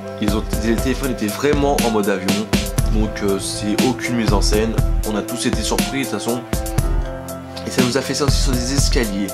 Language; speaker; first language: French; native; French